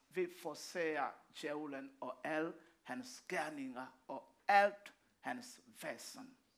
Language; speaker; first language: Danish; non-native, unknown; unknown